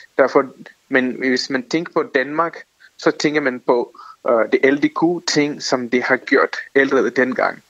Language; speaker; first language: Danish; non-native, fluent; Tamil